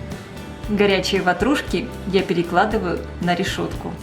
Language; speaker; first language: Russian; native; Russian